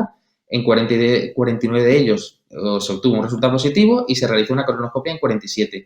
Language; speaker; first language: Spanish; native; Spanish